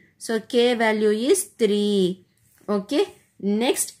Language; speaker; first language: English; non-native, local second language; Tamil